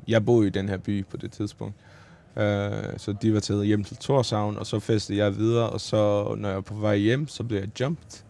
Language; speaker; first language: Danish; non-native, local second language; Faroese